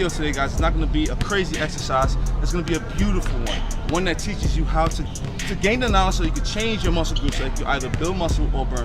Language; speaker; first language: English; native; English